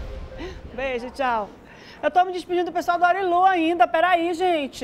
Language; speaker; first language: Portuguese; native; Portuguese